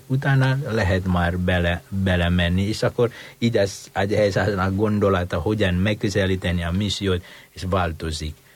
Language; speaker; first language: Hungarian; non-native, fluent; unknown